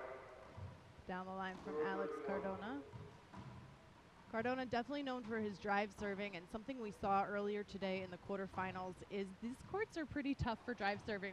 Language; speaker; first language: English; native; English